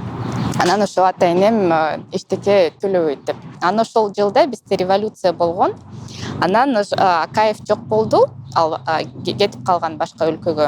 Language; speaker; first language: Kyrgyz; non-native, local second language; Russian